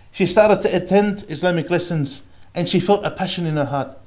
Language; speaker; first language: English; native; English